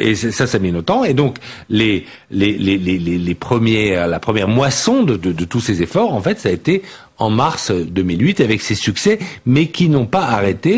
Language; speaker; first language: French; native; French